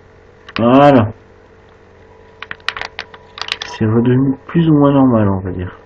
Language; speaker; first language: French; native; French